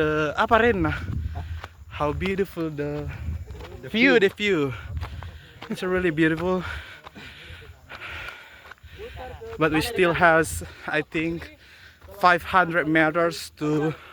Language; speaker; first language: English; non-native, learner; Indonesian